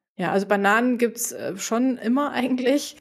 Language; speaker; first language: German; native; German